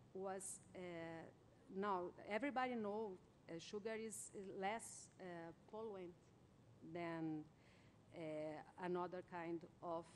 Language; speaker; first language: English; non-native, learner; Portuguese